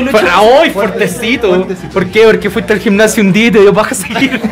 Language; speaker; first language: Spanish; native; Spanish